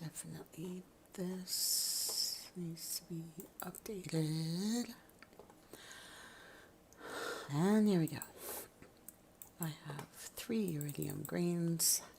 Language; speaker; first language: English; native; English